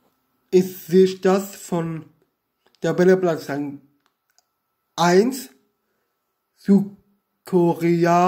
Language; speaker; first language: German; non-native, learner; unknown